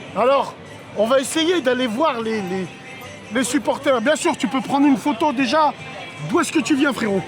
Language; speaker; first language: French; early bilingual, other home language; Arabic